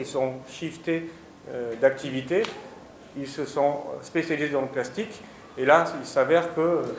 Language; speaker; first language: French; native; French